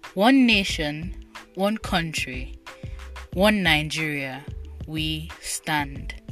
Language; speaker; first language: English; non-native, local second language; Igbo